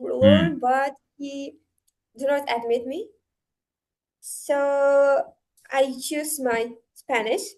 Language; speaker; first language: English; non-native, learner; Uzbek